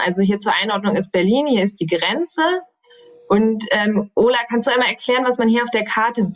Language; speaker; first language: German; native; German